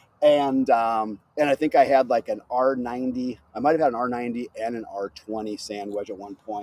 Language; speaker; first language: English; native; English